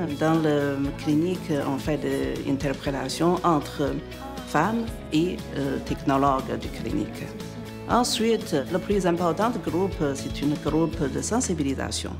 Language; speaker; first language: French; non-native, fluent; Chinese